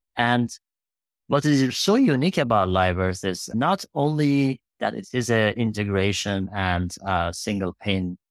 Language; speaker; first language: English; non-native, fluent; Persian